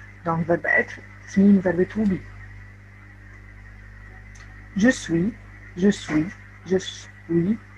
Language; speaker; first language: French; non-native, fluent; Arabic